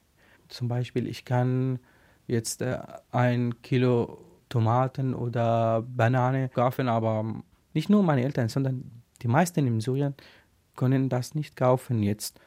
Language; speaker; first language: German; non-native, learner; Arabic